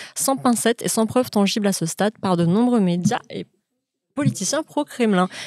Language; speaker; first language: French; native; French